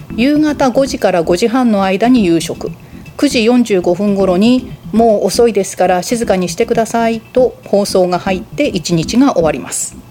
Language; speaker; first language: Japanese; native; Japanese